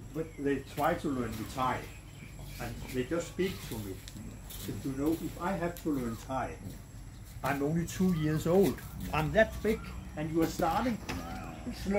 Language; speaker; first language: English; non-native, fluent; Danish